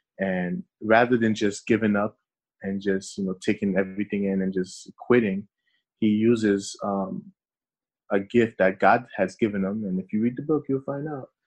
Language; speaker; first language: English; early bilingual, other home language; Haitian Creole